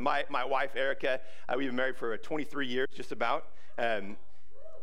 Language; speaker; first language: English; native; English